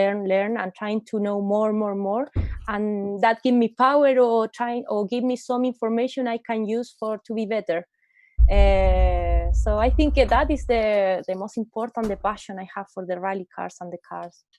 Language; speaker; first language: English; non-native, learner; Spanish